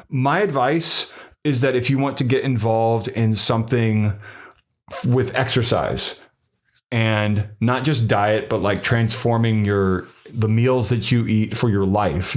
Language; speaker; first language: English; native; English